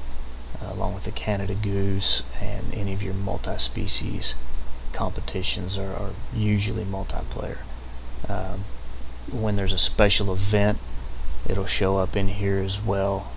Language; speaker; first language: English; native; English